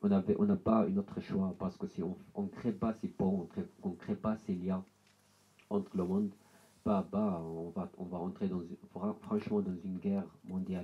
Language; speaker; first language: French; non-native, learner; Arabic